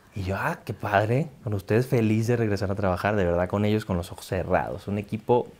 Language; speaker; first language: Spanish; native; Spanish